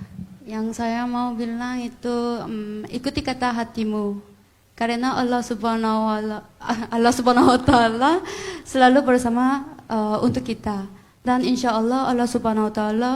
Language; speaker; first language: Indonesian; non-native, fluent; Korean